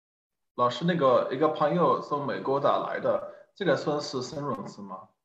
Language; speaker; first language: Chinese; non-native, fluent; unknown